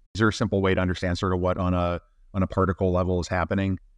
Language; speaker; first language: English; native; English